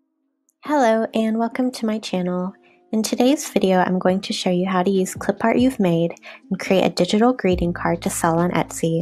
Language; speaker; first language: English; native; English